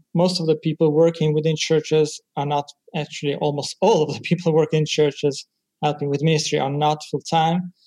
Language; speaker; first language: English; non-native, fluent; Italian